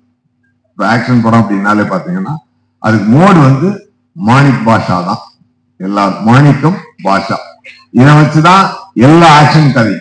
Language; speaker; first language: Tamil; native; Tamil